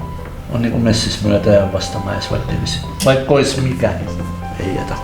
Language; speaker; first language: Finnish; native; Finnish